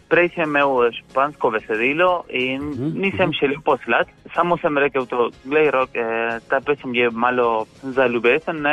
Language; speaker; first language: Slovenian; non-native, fluent; Spanish